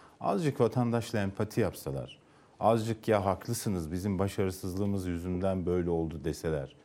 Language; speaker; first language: Turkish; native; Turkish